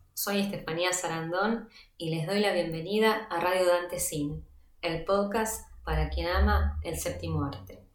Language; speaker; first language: Spanish; native; Spanish